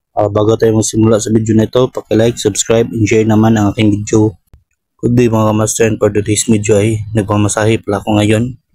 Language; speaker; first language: Filipino; non-native, local second language; Cebuano